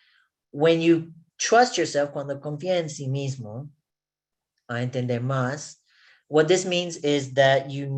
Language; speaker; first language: Spanish; non-native, learner; English